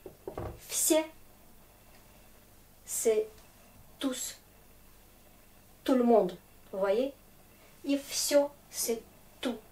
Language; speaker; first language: French; non-native, fluent; Russian